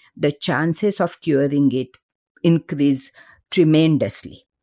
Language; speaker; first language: English; non-native, local second language; Marathi